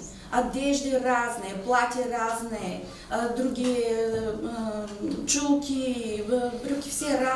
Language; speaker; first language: Russian; non-native, learner; Bulgarian